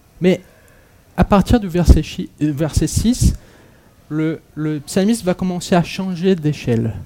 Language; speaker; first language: French; non-native, fluent; Portuguese